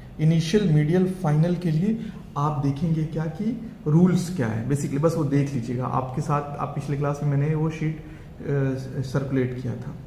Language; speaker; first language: Hindi; native; Hindi